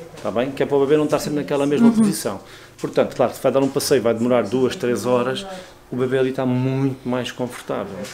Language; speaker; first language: Portuguese; native; Portuguese